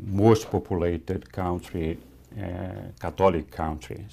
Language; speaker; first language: English; non-native, fluent; Spanish